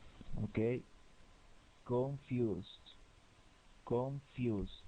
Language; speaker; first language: English; non-native, learner; Spanish